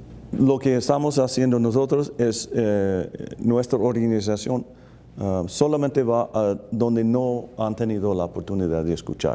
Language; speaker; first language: Spanish; non-native, fluent; English